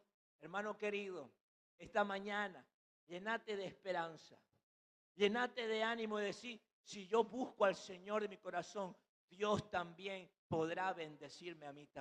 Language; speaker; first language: Spanish; native; Spanish